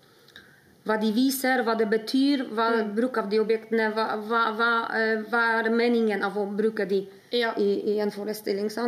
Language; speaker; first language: Norwegian; non-native, fluent; Polish